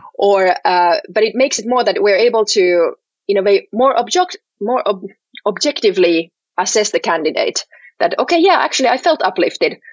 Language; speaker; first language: English; non-native, fluent; Finnish